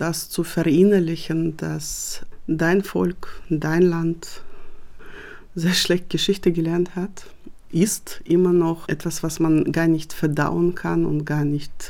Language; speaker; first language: German; non-native, fluent; Russian